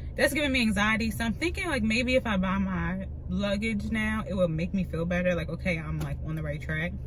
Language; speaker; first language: English; native; English